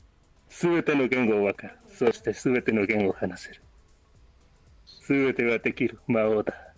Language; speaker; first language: Japanese; non-native, learner; English